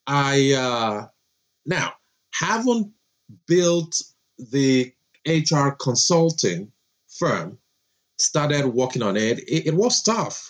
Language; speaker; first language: English; non-native, local second language; Yoruba